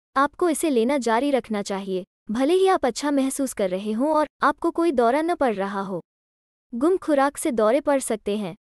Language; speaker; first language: Hindi; native; Hindi